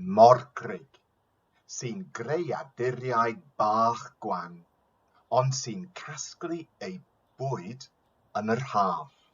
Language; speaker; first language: Welsh; non-native, local second language; English